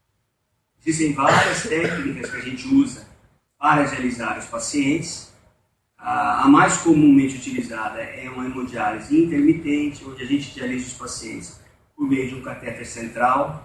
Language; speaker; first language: Portuguese; native; Portuguese